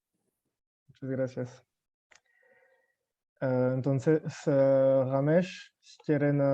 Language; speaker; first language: Spanish; non-native, fluent; French